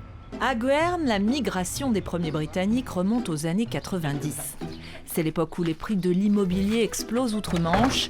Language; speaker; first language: French; native; French